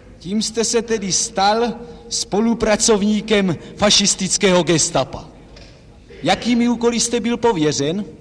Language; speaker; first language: Czech; native; Czech